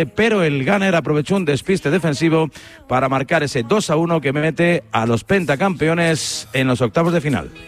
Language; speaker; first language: Spanish; native; Spanish